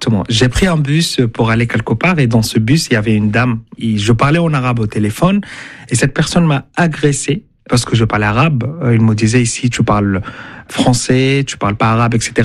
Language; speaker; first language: French; non-native, fluent; Arabic